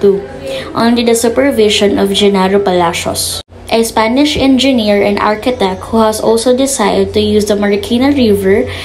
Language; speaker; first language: English; non-native, local second language; Filipino